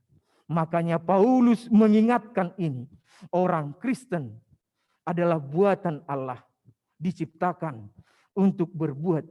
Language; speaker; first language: Indonesian; native; Indonesian